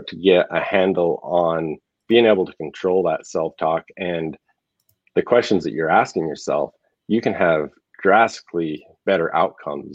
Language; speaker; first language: English; native; English